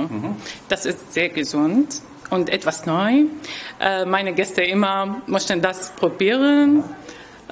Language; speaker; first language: German; non-native, learner; Arabic